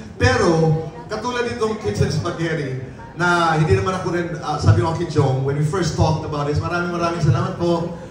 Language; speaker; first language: Filipino; non-native, local second language; Waray